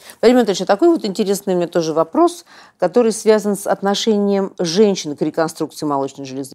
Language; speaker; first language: Russian; native; Russian